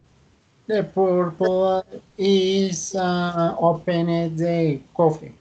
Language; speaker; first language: English; non-native, learner; Spanish